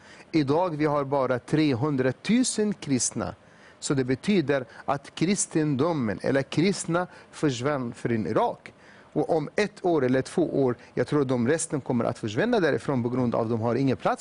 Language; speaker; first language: Swedish; non-native, fluent; Arabic